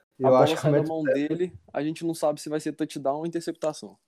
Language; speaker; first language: Portuguese; native; Portuguese